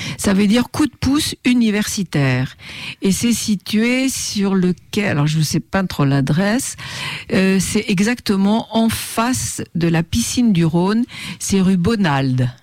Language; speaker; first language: French; native; French